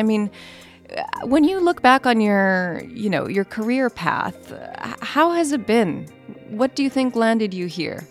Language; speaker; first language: English; early bilingual, other home language; Japanese